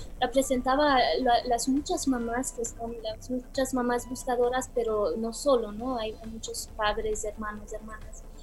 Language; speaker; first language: Spanish; non-native, fluent; Romanian